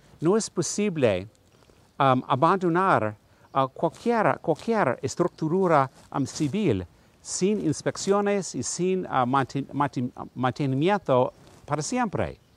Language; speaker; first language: Spanish; non-native, learner; English